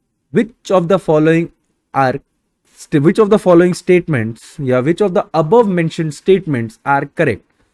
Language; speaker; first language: English; non-native, local second language; Bangla